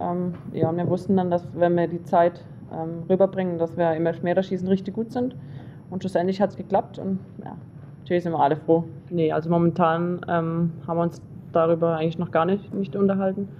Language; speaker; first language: German; native; German